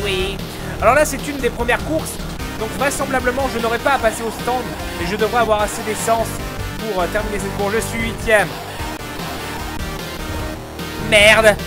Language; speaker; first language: French; native; French